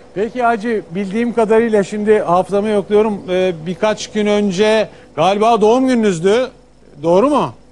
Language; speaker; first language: Turkish; native; Turkish